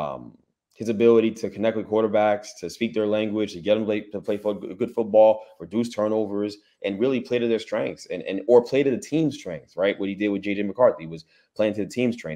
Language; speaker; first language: English; native; English